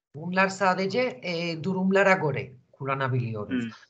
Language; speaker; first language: Turkish; non-native, fluent; Spanish